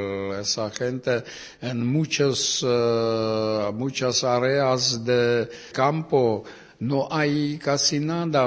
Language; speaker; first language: Spanish; non-native, learner; Czech